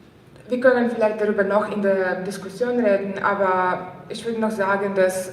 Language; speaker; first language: German; non-native, fluent; Ukrainian